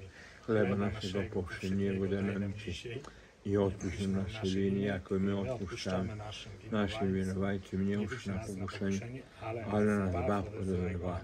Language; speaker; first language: Polish; native; Polish